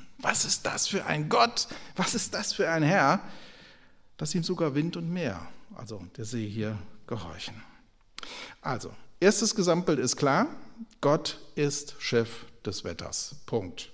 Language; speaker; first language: German; native; German